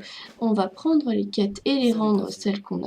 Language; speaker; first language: French; native; French